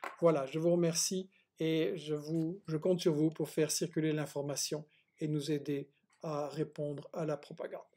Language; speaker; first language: French; native; French